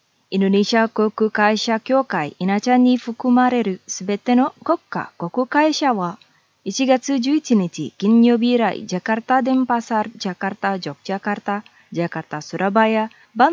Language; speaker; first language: Japanese; non-native, fluent; Indonesian